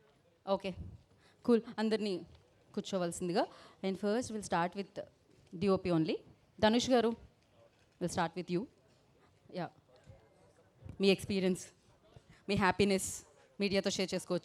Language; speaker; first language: Telugu; native; Telugu